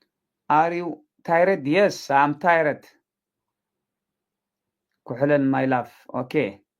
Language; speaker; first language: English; non-native, learner; Tigrinya